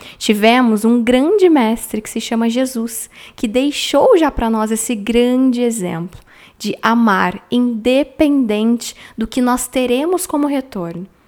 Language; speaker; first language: Portuguese; native; Portuguese